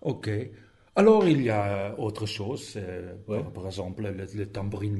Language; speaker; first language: French; non-native, learner; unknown